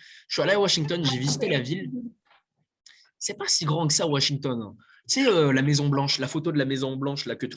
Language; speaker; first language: French; native; French